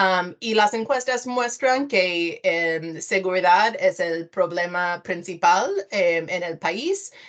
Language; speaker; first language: Spanish; non-native, fluent; English